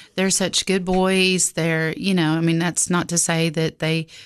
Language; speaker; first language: English; native; English